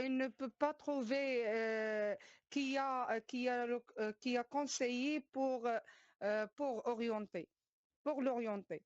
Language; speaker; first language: French; non-native, learner; Arabic